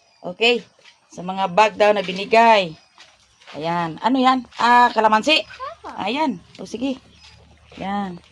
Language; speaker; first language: Filipino; native; Filipino